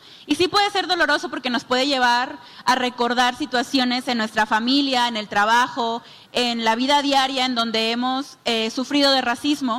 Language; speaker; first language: Spanish; native; Spanish